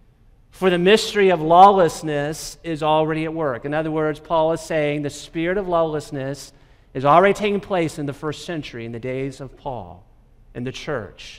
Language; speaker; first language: English; native; English